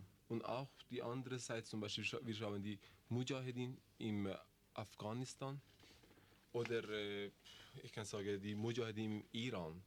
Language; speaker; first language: German; non-native, learner; Persian